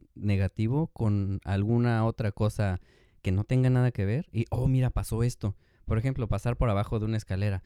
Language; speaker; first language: Spanish; native; Spanish